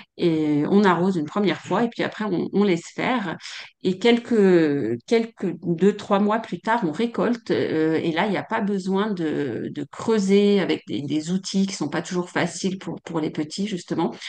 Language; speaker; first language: French; native; French